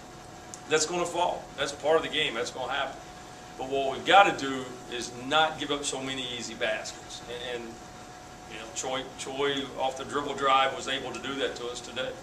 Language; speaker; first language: English; native; English